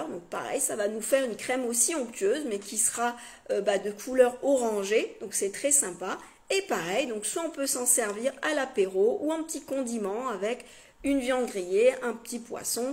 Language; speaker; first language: French; native; French